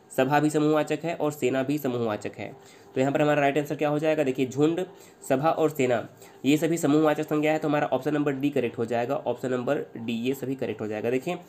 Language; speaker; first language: Hindi; native; Hindi